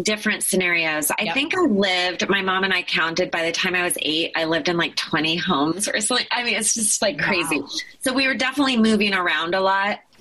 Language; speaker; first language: English; native; English